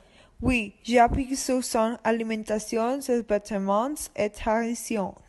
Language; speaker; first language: French; non-native, learner; Spanish